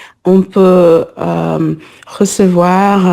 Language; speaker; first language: French; non-native, learner; English